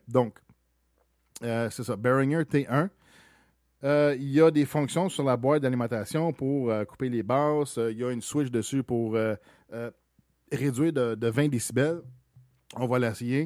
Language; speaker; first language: French; native; French